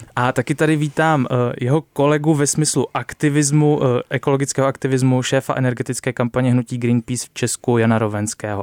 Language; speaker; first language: Czech; native; Czech